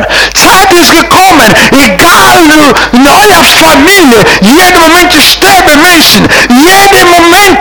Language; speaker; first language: German; non-native, fluent; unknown